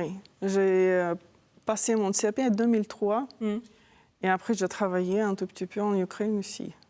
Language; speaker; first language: French; non-native, fluent; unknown